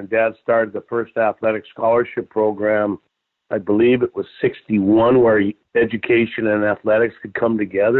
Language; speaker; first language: English; native; English